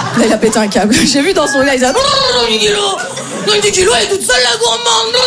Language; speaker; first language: French; native; French